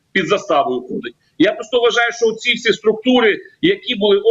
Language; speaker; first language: Ukrainian; native; Ukrainian